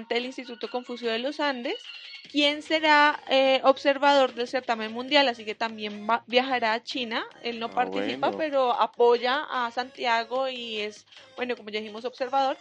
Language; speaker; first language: Spanish; native; Spanish